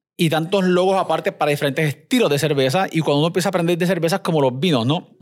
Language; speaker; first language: Spanish; native; Spanish